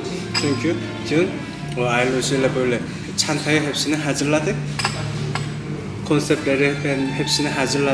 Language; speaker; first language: Turkish; non-native, learner; Korean